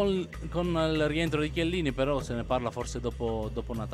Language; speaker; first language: Italian; native; Italian